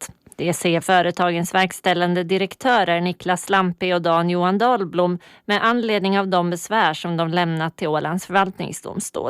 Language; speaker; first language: Swedish; native; Swedish